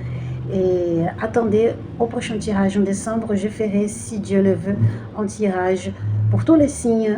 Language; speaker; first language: French; non-native, fluent; Portuguese